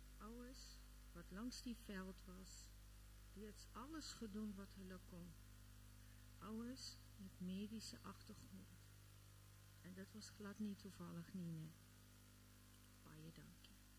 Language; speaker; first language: Afrikaans; early bilingual, other home language; Dutch